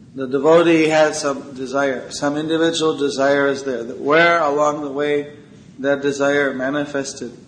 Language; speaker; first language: English; native; English